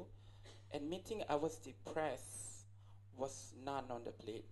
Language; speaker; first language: English; non-native, local second language; Malay